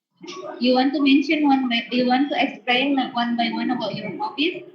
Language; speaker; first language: English; non-native, fluent; Indonesian